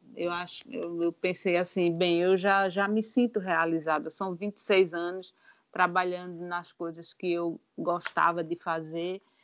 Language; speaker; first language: Portuguese; native; Portuguese